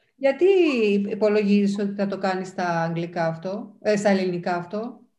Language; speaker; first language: Greek; non-native, fluent; Spanish